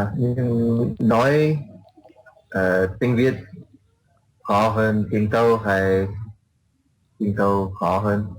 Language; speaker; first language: Vietnamese; non-native, learner; English